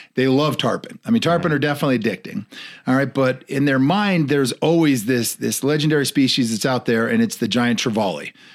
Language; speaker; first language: English; native; English